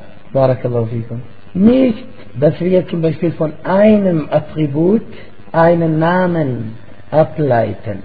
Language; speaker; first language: German; non-native, fluent; Arabic